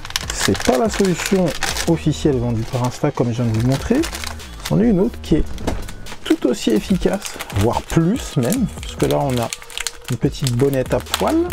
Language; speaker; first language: French; native; French